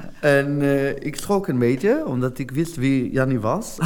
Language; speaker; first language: Dutch; non-native, fluent; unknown